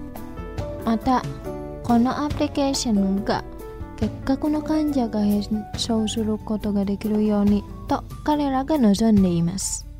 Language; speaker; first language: Japanese; non-native, fluent; Indonesian